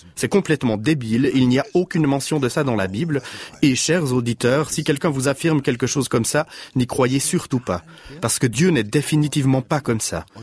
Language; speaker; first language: French; non-native, fluent; German